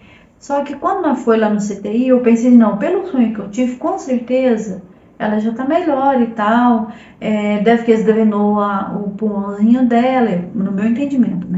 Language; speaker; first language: Portuguese; native; Portuguese